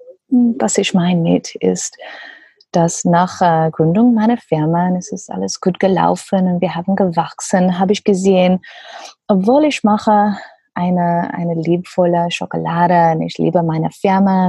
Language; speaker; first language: German; non-native, learner; English